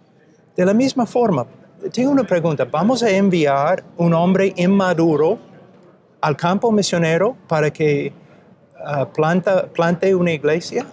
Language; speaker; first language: Spanish; non-native, fluent; English